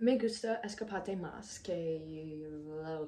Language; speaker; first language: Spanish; non-native, learner; English